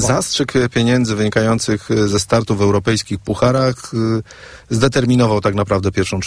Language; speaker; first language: Polish; native; Polish